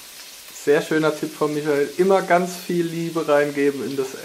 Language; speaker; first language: German; native; German